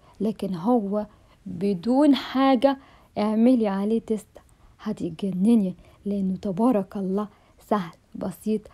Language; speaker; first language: Arabic; native; Arabic